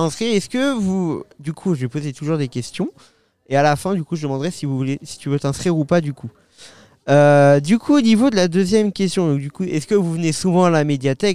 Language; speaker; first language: French; native; French